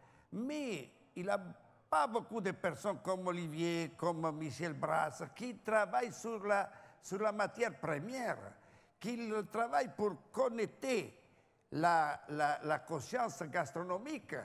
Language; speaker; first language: French; non-native, learner; Italian